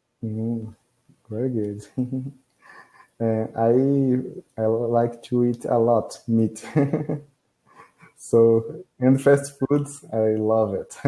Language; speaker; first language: English; non-native, learner; Portuguese